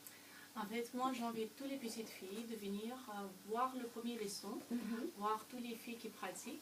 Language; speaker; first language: French; non-native, fluent; Russian